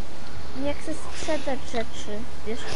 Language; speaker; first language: Polish; early bilingual, heritage; Polish